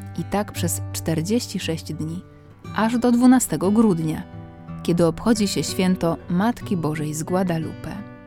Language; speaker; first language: Polish; native; Polish